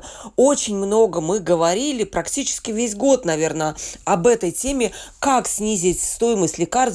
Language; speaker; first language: Russian; native; Russian